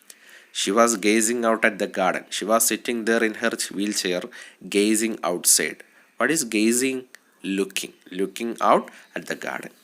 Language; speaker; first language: English; non-native, local second language; Malayalam